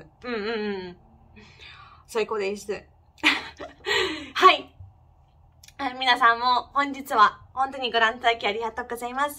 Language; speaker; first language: Japanese; non-native, learner; Ukrainian